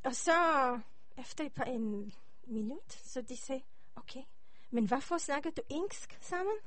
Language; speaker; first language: Danish; non-native, learner; Hebrew